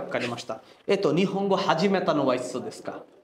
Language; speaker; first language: Japanese; non-native, fluent; Bangla